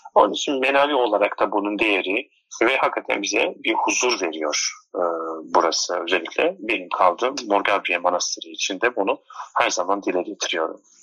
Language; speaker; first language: Turkish; non-native, local second language; Turoyo